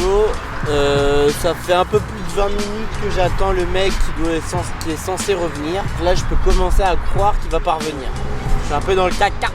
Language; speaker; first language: French; native; French